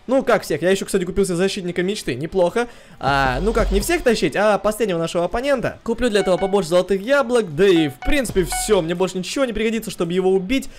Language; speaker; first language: Russian; early bilingual, heritage; Russian